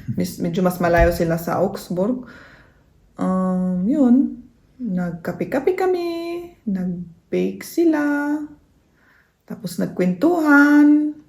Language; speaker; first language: Filipino; native; Filipino